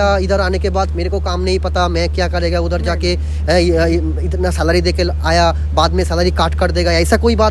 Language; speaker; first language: Hindi; non-native, local second language; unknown